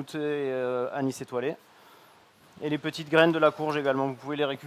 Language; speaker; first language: French; native; French